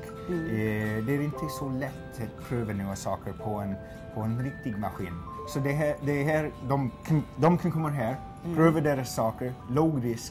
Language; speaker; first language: Swedish; non-native, fluent; English